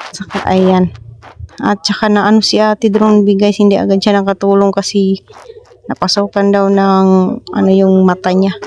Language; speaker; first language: Filipino; native; Filipino